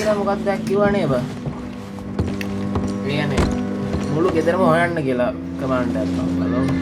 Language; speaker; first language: Sinhala; native; Sinhala